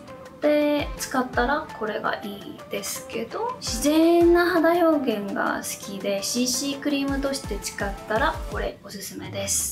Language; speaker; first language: Japanese; non-native, fluent; Korean